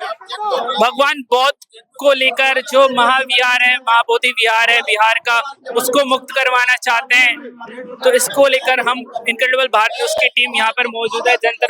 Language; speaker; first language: Hindi; native; Hindi